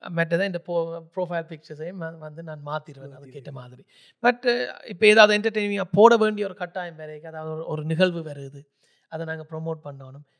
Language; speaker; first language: Tamil; early bilingual, heritage; Tamil